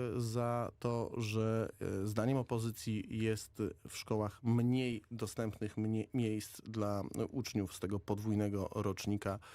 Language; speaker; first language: Polish; native; Polish